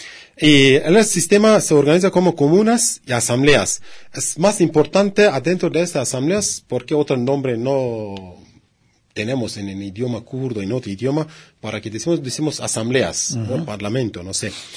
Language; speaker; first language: Spanish; non-native, learner; Kurdish